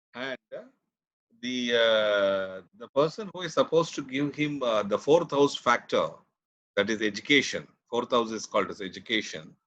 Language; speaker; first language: English; non-native, local second language; Tamil